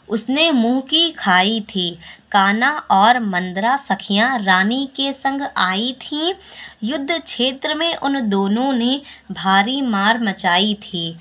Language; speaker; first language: Hindi; native; Hindi